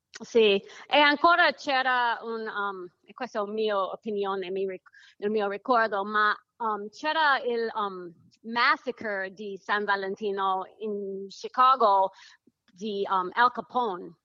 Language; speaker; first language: Italian; non-native, learner; English